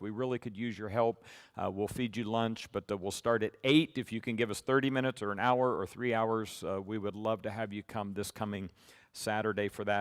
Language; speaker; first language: English; native; English